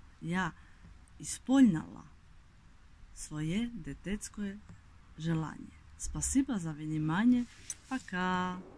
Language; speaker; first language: Russian; non-native, fluent; Croatian